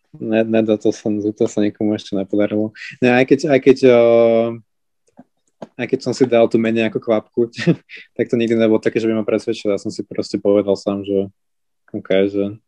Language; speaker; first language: Slovak; native; Slovak